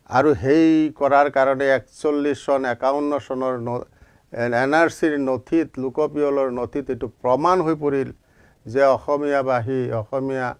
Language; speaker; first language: Assamese; non-native, local second language; Bangla